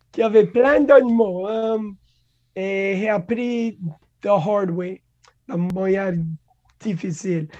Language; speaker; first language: French; non-native, local second language; English